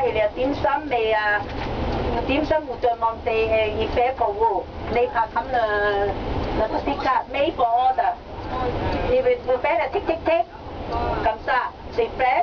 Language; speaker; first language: French; non-native, learner; Cantonese